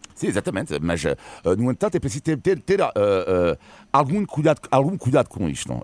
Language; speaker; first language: Portuguese; non-native, fluent; French